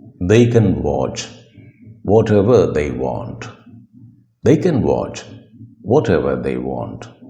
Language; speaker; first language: English; non-native, local second language; Malayalam